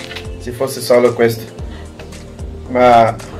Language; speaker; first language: Italian; non-native, learner; Portuguese